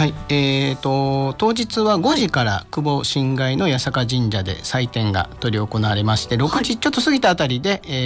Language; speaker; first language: Japanese; native; Japanese